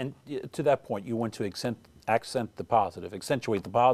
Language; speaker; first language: English; native; English